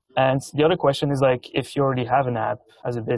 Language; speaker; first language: English; non-native, fluent; French